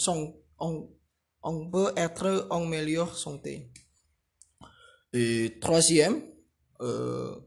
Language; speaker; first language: French; non-native, learner; Indonesian